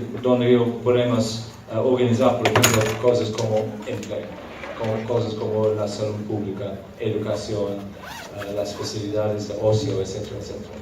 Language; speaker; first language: Spanish; non-native, fluent; English